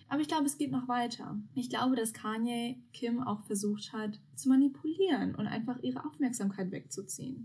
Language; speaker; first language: German; early bilingual, other home language; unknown